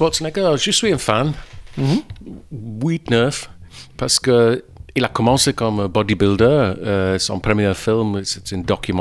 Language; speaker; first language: French; non-native, fluent; English